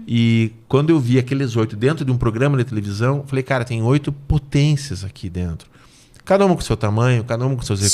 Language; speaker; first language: Portuguese; native; Portuguese